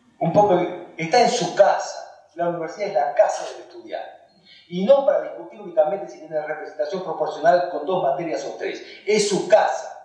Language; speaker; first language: Spanish; early bilingual, other home language; Hungarian